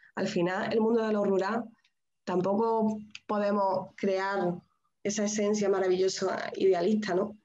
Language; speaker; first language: Spanish; native; Spanish